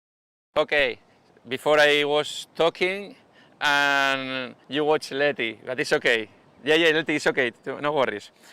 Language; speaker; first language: English; non-native, fluent; Spanish